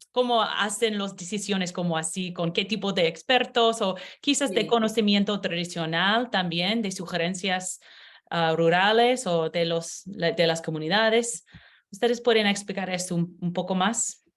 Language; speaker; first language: Spanish; non-native, learner; English